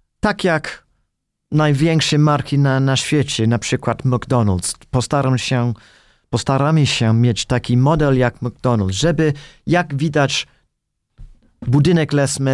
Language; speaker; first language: Polish; non-native, fluent; English